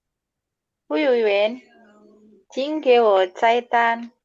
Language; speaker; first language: Chinese; non-native, learner; Indonesian